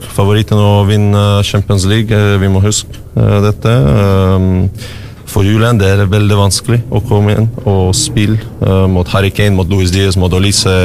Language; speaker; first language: Norwegian; non-native, learner; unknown